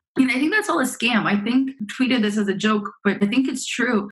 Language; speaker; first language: English; early bilingual, other home language; Romanian